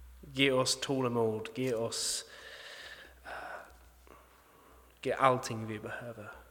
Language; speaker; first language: Swedish; non-native, fluent; English